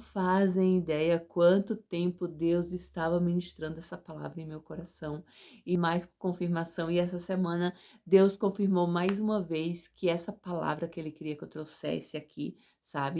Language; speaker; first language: Portuguese; native; Portuguese